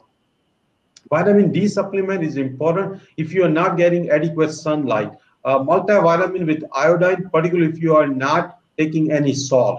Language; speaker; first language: English; non-native, local second language; Gujarati